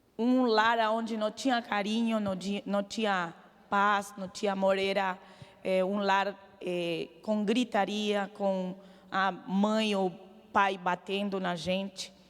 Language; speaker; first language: Portuguese; non-native, fluent; Arabic